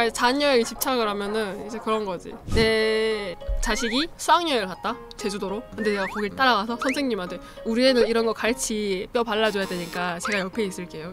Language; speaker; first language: Korean; native; Korean